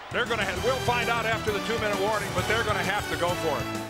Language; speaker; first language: English; native; English